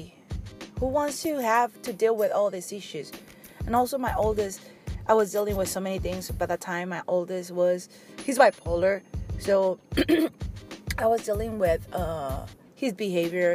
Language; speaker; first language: English; non-native, fluent; Spanish